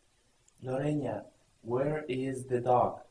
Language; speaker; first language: English; non-native, learner; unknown